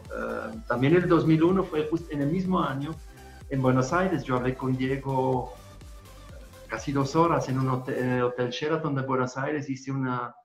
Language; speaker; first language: Spanish; non-native, fluent; German